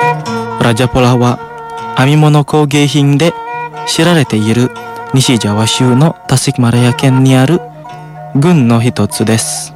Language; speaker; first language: Japanese; non-native, fluent; Indonesian